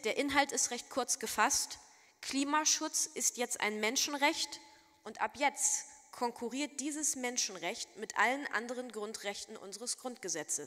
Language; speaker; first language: German; native; German